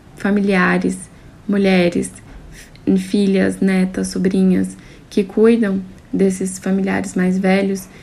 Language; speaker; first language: Portuguese; native; Portuguese